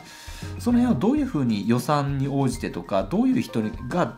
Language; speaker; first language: Japanese; native; Japanese